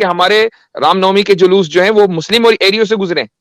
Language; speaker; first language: Hindi; native; Hindi